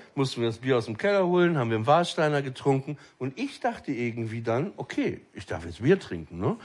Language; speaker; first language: German; native; German